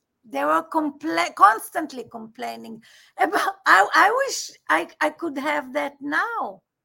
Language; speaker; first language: English; non-native, fluent; Hebrew